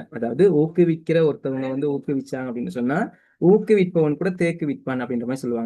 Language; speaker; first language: Tamil; native; Tamil